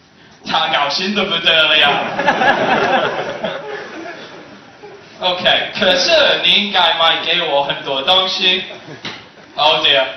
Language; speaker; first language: Chinese; non-native, learner; English